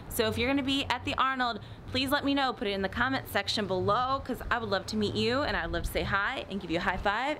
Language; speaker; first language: English; native; English